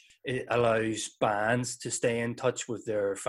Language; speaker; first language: English; native; English